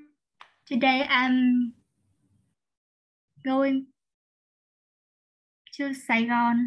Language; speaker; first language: English; non-native, learner; Vietnamese